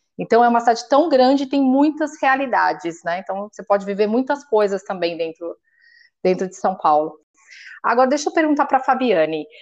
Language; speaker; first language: Portuguese; native; Portuguese